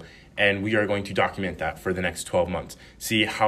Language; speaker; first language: English; native; English